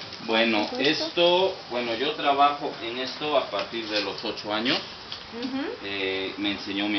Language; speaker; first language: Spanish; native; Spanish